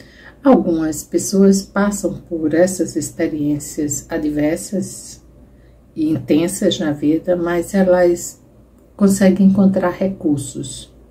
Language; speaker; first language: Portuguese; native; Portuguese